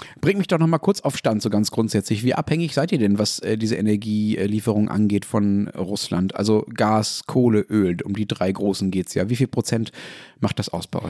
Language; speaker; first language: German; native; German